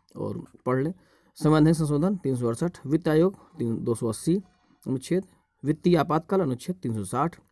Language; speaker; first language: Hindi; native; Hindi